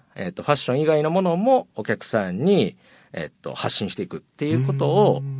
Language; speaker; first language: Japanese; native; Japanese